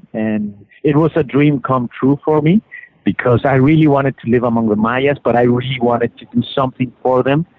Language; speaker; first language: English; non-native, fluent; Spanish